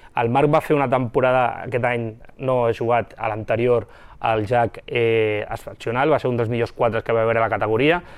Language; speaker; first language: Catalan; non-native, local second language; Spanish